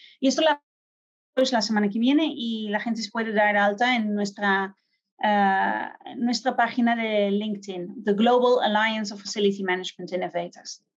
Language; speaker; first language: Spanish; non-native, fluent; Dutch